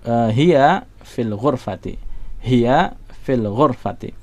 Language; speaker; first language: Arabic; non-native, fluent; Indonesian